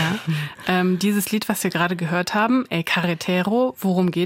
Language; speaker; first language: German; native; German